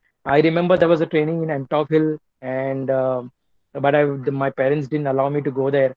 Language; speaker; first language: English; non-native, local second language; Telugu